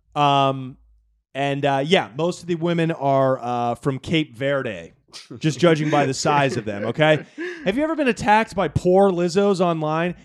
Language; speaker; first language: English; native; English